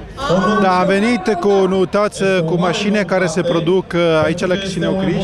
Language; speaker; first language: Romanian; non-native, fluent; Italian